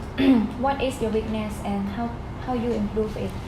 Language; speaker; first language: English; non-native, learner; Khmer